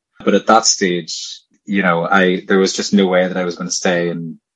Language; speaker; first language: English; native; English